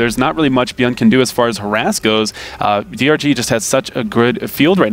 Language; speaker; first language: English; native; English